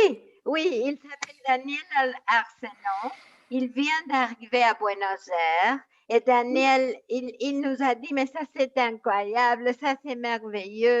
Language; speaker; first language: French; non-native, fluent; Spanish